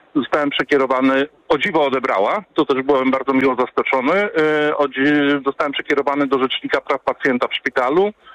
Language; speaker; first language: Polish; native; Polish